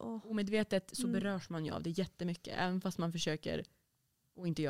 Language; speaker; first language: Swedish; native; Swedish